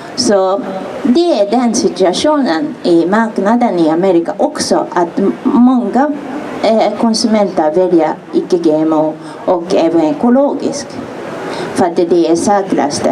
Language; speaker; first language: Swedish; non-native, fluent; Japanese